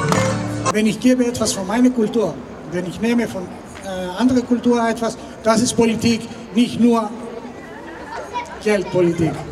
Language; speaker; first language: German; non-native, fluent; Greek